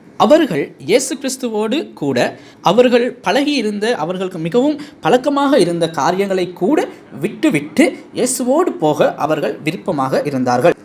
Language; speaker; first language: Tamil; non-native, fluent; English